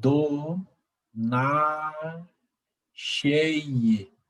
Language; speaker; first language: Russian; non-native, learner; Portuguese